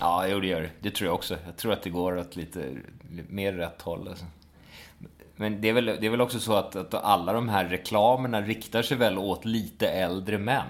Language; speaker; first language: Swedish; native; Swedish